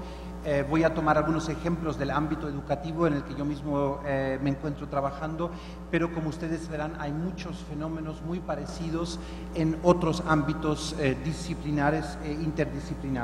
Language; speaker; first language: Spanish; non-native, fluent; German